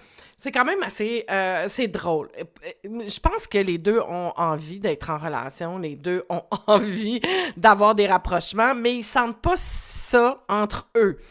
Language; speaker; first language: French; native; French